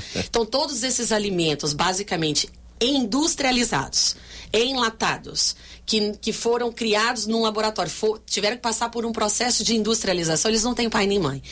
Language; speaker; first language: Portuguese; native; Portuguese